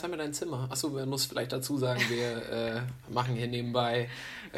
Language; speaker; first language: German; native; German